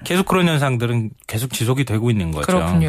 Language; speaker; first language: Korean; native; Korean